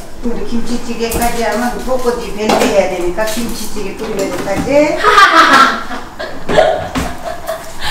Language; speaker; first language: Portuguese; non-native, local second language; Korean